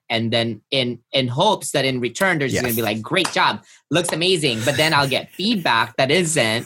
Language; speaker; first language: English; non-native, local second language; Filipino